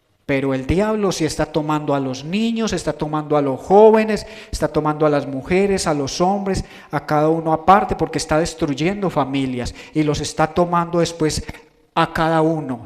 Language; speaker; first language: Spanish; native; Spanish